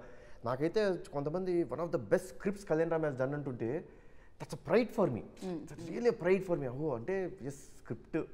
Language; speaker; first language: Telugu; native; Telugu